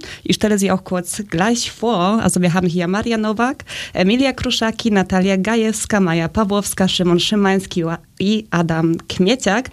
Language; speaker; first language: German; early bilingual, other home language; Polish